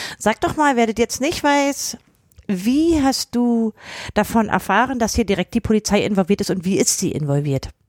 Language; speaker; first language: German; native; German